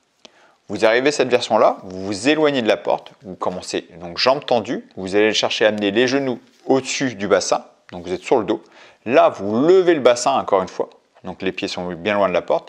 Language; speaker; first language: French; native; French